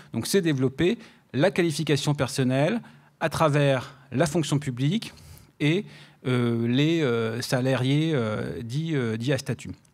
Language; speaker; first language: French; native; French